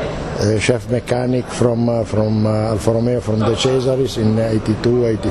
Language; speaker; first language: English; non-native, learner; Italian